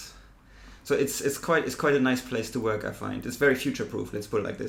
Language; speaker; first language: English; non-native, fluent; German